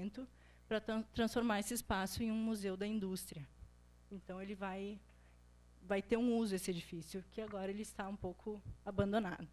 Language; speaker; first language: Portuguese; native; Portuguese